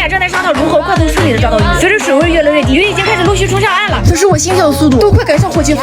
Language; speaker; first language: Chinese; native; Chinese